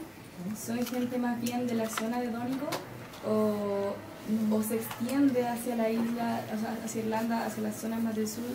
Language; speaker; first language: Spanish; native; Spanish